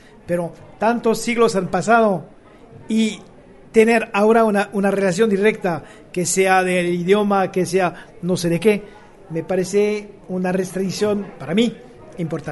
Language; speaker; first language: Spanish; non-native, fluent; French